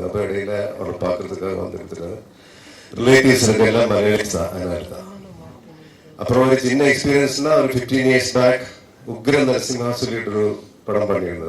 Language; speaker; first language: Tamil; non-native, local second language; Malayalam